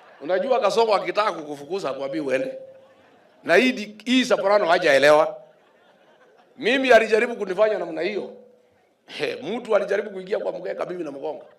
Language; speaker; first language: Swahili; non-native, local second language; Kikuyu